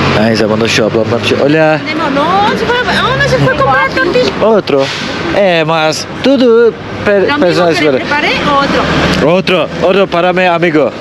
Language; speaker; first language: Spanish; non-native, learner; Turkish